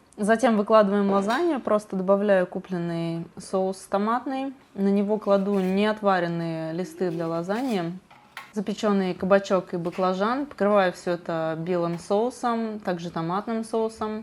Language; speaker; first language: Russian; native; Russian